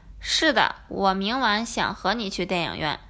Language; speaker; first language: Chinese; non-native, learner; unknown